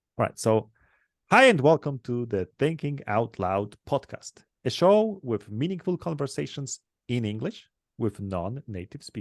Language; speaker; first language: English; non-native, fluent; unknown